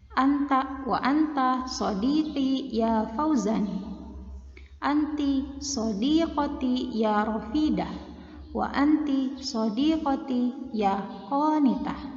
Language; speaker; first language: Arabic; non-native, fluent; Indonesian